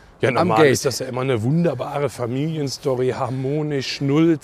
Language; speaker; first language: German; native; German